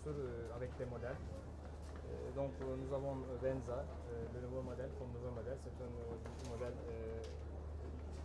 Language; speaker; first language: French; non-native, fluent; Turkish